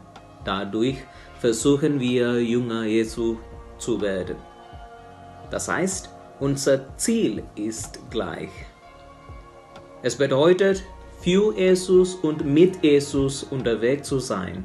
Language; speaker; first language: German; non-native, fluent; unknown